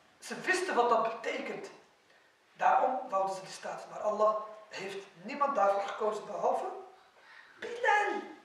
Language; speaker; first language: Dutch; non-native, fluent; Arabic